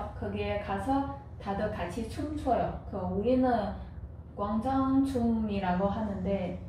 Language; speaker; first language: Korean; non-native, fluent; Chinese